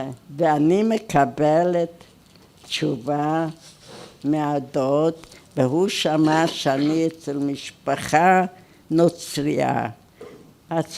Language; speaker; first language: Hebrew; non-native, fluent; Hungarian